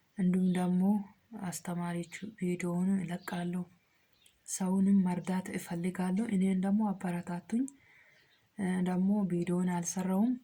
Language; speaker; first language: Amharic; non-native, local second language; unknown